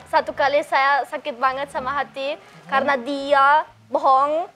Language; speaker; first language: Indonesian; non-native, learner; German